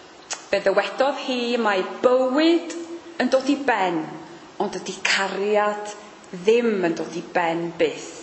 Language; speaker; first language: Welsh; native; Welsh